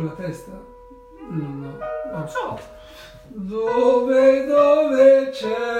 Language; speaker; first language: Italian; non-native, learner; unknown